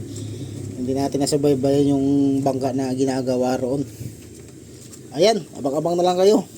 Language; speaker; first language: Filipino; native; Filipino